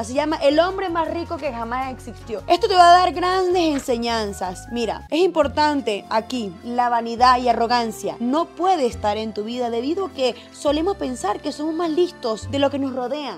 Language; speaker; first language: Spanish; native; Spanish